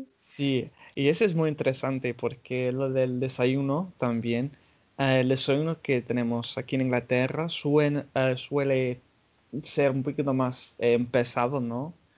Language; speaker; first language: Spanish; non-native, fluent; English